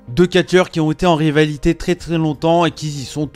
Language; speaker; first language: French; native; French